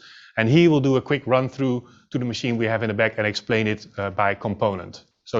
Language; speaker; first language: English; non-native, fluent; Dutch